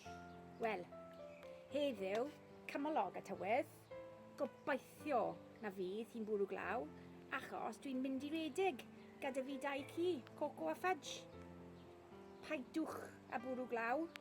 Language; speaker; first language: Welsh; non-native, learner; English